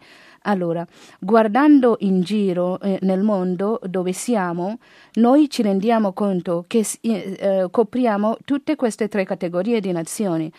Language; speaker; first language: Italian; non-native, fluent; Garo